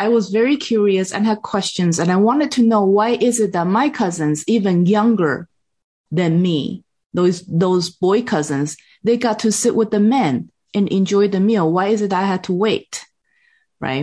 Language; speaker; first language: English; non-native, fluent; Chinese